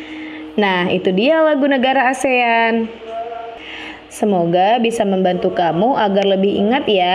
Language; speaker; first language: Indonesian; native; Indonesian